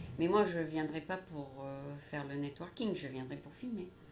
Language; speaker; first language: French; native; French